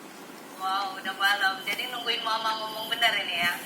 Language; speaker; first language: Indonesian; native; Indonesian